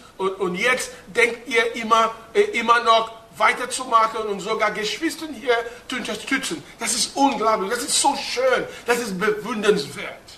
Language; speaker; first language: German; non-native, fluent; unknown